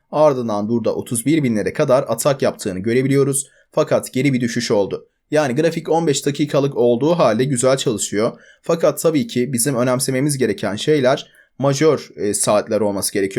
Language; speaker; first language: Turkish; native; Turkish